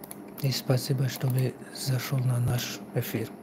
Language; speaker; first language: Russian; non-native, local second language; Tajik